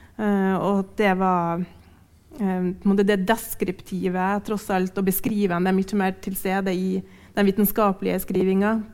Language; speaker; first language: Norwegian; native; Norwegian